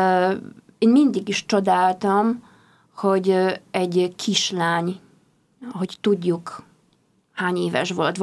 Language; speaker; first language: Hungarian; non-native, fluent; Polish